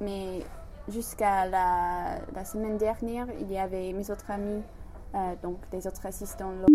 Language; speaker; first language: French; non-native, learner; English